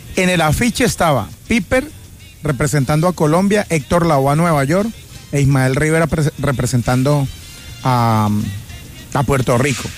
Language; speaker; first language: Spanish; native; Spanish